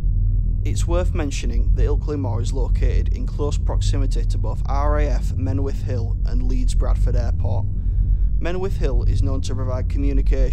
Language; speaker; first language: English; native; English